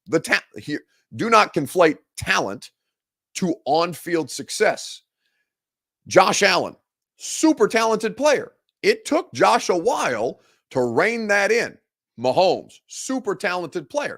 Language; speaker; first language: English; native; English